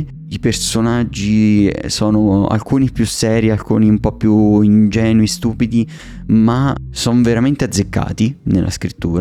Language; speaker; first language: Italian; native; Italian